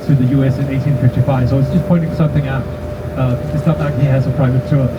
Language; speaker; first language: English; non-native, fluent; Danish